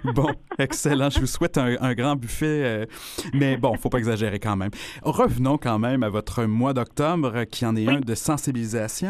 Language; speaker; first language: French; native; French